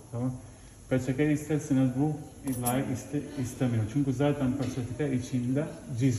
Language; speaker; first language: Turkish; non-native, fluent; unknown